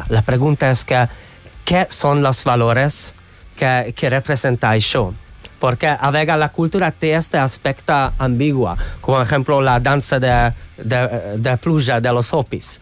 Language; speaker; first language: Catalan; non-native, fluent; Hungarian